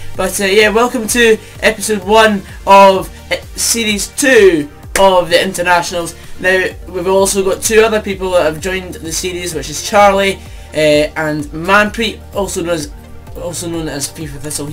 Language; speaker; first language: English; native; English